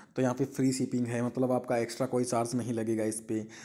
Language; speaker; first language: Hindi; native; Hindi